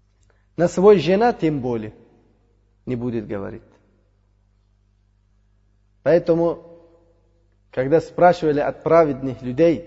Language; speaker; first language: Russian; non-native, fluent; Uzbek